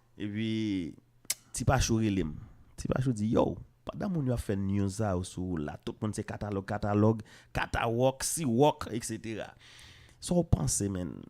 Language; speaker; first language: Haitian Creole; native; Haitian Creole